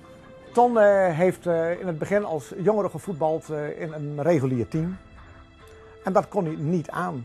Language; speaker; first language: Dutch; native; Dutch